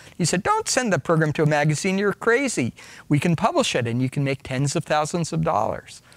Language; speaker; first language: English; native; English